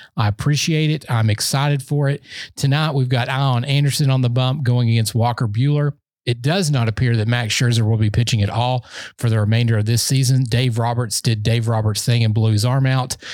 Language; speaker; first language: English; native; English